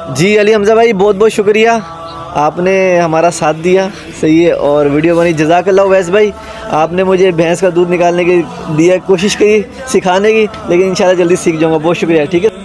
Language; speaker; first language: Urdu; non-native, local second language; Punjabi